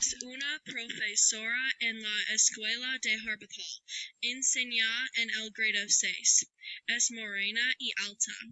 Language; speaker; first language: Spanish; non-native, learner; English